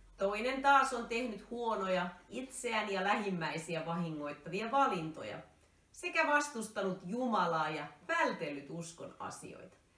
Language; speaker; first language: Finnish; native; Finnish